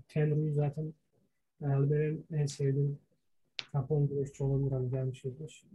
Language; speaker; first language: Turkish; early bilingual, heritage; Turkish